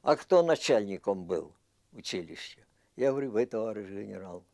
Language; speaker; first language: Russian; non-native, local second language; Ukrainian